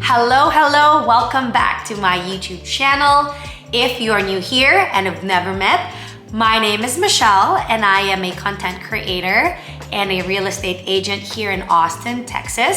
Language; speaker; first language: English; non-native, local second language; Filipino